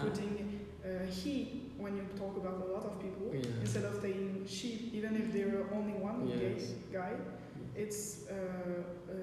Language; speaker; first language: English; non-native, learner; French